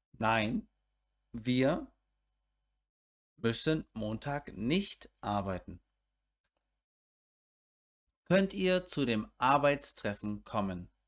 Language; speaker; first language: German; non-native, fluent; English